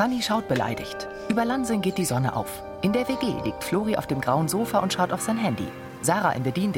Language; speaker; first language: German; native; German